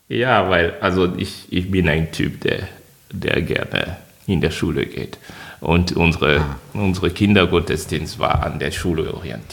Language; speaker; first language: German; non-native, fluent; French